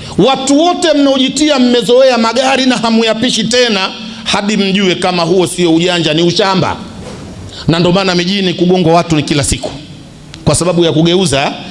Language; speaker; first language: Swahili; native; Swahili